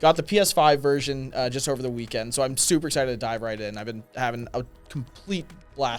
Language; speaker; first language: English; native; English